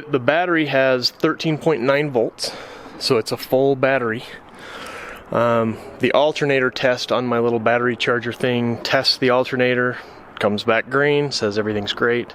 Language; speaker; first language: English; native; English